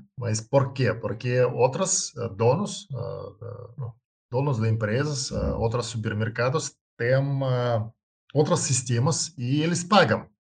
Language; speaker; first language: Portuguese; non-native, learner; Russian